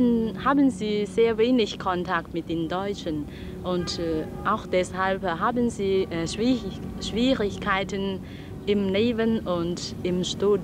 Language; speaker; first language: German; non-native, learner; Chinese